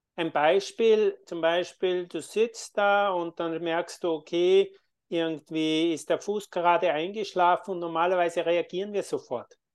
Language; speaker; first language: German; native; German